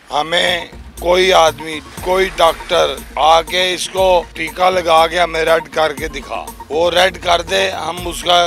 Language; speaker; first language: Urdu; native; Urdu